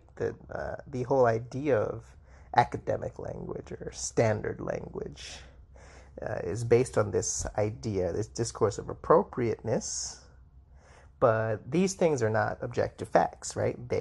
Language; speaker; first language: English; native; English